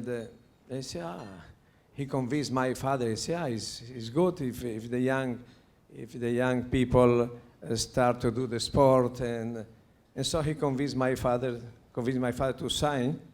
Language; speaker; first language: English; non-native, learner; Italian